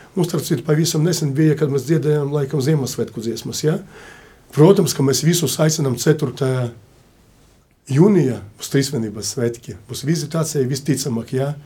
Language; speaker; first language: Latvian; non-native, local second language; Russian